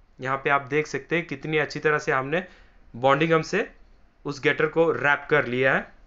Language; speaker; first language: Hindi; non-native, local second language; Marathi